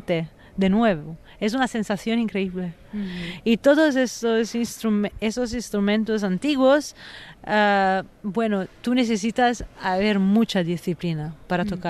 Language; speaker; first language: Spanish; non-native, fluent; Italian